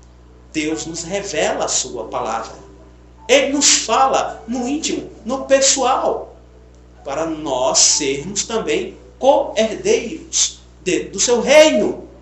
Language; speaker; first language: Portuguese; native; Portuguese